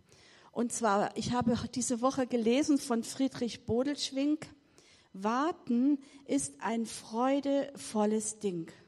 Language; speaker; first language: German; native; German